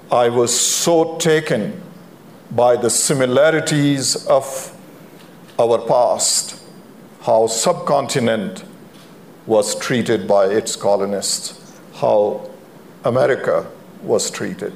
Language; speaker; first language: English; non-native, local second language; Punjabi